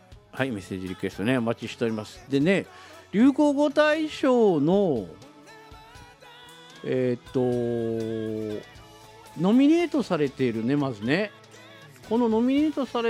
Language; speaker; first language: Japanese; native; Japanese